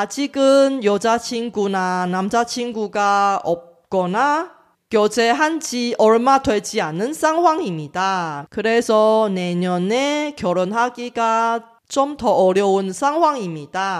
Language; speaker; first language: Korean; non-native, fluent; Chinese